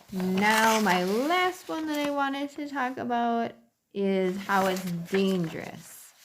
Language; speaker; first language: English; native; English